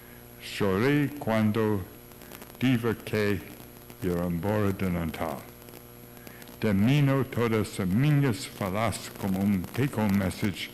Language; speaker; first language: Portuguese; non-native, learner; English